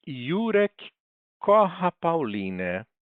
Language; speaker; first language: Polish; non-native, fluent; Portuguese